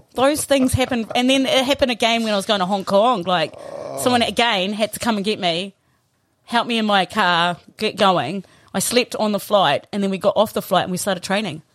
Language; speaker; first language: English; native; English